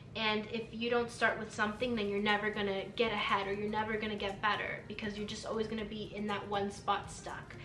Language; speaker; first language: English; early bilingual, other home language; Spanish